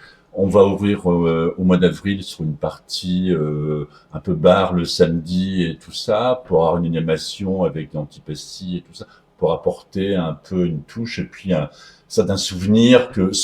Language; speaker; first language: French; native; French